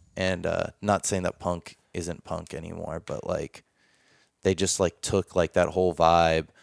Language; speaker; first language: English; native; English